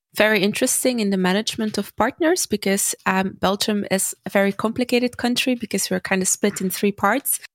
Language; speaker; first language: English; non-native, fluent; Dutch